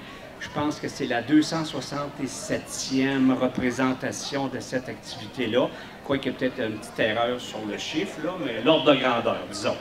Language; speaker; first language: French; native; French